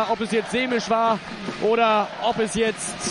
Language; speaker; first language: German; native; German